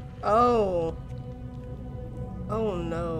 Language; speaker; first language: English; native; English